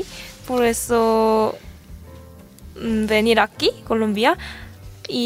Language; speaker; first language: Spanish; non-native, learner; Korean